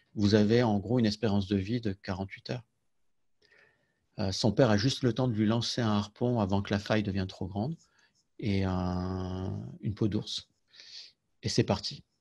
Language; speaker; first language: French; native; French